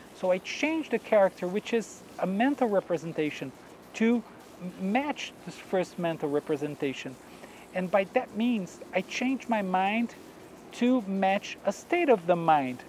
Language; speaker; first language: English; non-native, fluent; Portuguese